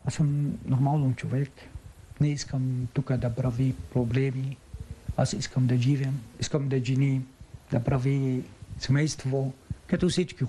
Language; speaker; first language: Bulgarian; non-native, learner; Arabic